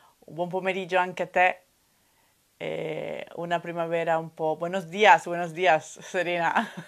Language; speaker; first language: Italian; non-native, fluent; Spanish